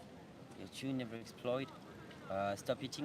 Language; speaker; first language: English; non-native, learner; French